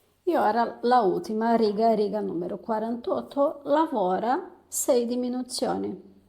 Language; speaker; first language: Italian; non-native, fluent; Portuguese